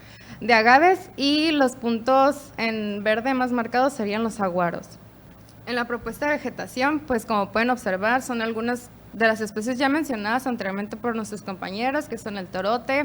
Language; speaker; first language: Spanish; native; Spanish